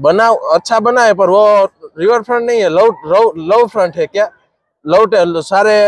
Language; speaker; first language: Hindi; non-native, local second language; Gujarati